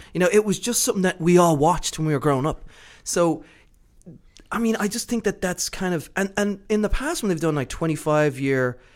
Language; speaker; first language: English; native; English